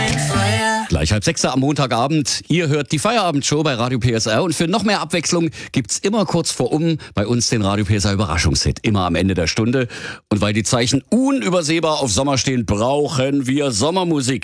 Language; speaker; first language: German; native; German